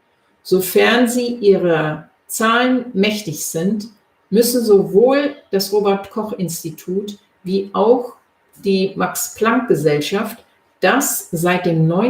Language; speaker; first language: German; native; German